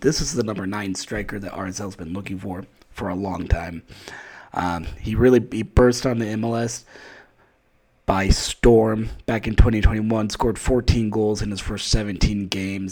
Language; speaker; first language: English; native; English